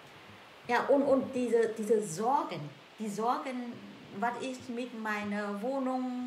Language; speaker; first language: German; non-native, learner; Vietnamese